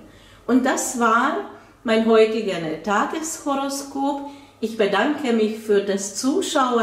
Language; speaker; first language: German; non-native, fluent; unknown